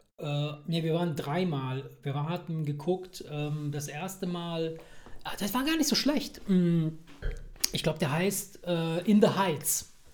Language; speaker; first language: German; early bilingual, other home language; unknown